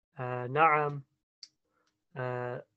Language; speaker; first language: Arabic; non-native, learner; English